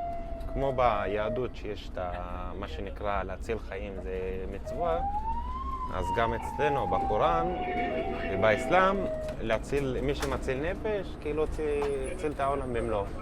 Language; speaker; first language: Hebrew; non-native, local second language; Arabic